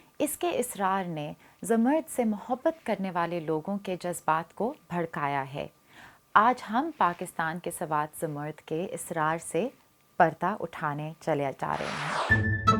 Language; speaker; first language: Urdu; non-native, fluent; Chinese